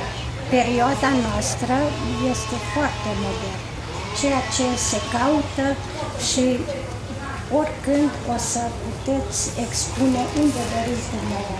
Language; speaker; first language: Romanian; non-native, local second language; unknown